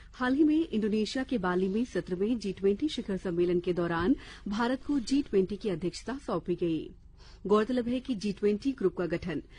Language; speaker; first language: Hindi; native; Hindi